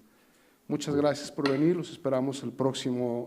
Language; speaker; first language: Spanish; native; Spanish